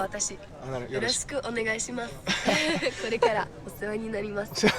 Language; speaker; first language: Japanese; non-native, learner; Slovak